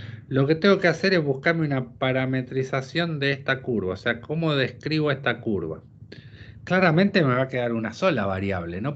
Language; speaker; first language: Spanish; native; Spanish